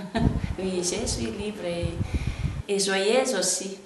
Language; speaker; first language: French; non-native, local second language; Malagasy